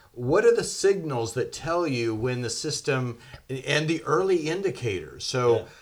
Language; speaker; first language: English; native; English